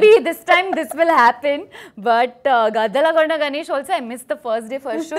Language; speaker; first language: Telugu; non-native, fluent; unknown